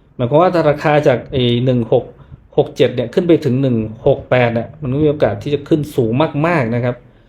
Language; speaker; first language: Thai; native; Thai